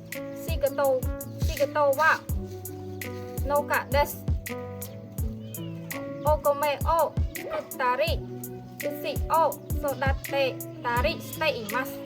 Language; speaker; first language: Japanese; non-native, learner; Khmer